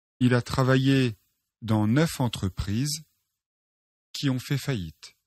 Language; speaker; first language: French; non-native, local second language; Arabic